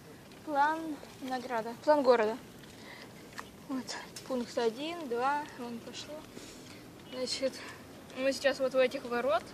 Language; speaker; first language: Russian; native; Russian